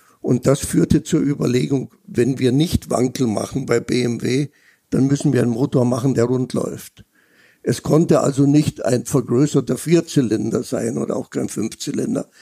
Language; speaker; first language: German; native; German